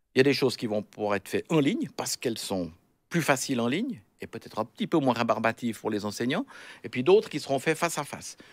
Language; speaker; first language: French; native; French